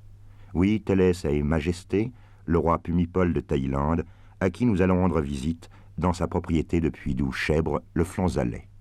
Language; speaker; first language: French; native; French